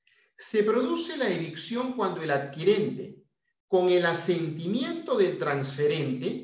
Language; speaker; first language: Spanish; native; Spanish